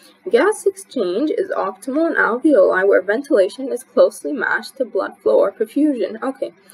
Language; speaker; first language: English; non-native, fluent; Arabic